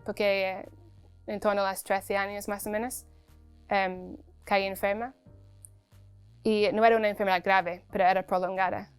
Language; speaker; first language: Spanish; non-native, fluent; English